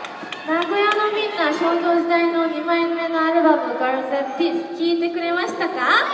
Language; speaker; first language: Japanese; non-native, fluent; Korean